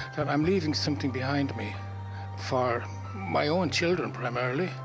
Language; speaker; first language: English; native; English